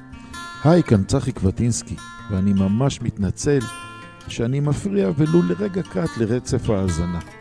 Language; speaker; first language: Hebrew; native; Hebrew